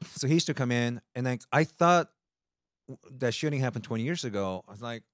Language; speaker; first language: English; early bilingual, other home language; Japanese